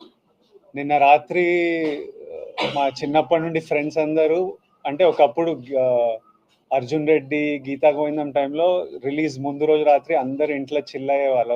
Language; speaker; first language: Telugu; native; Telugu